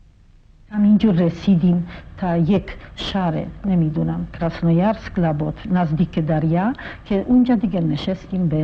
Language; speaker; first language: Persian; non-native, fluent; Polish